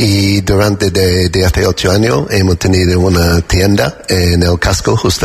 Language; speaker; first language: Spanish; non-native, learner; English